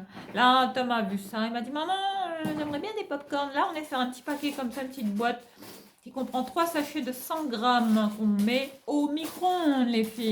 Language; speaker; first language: French; native; French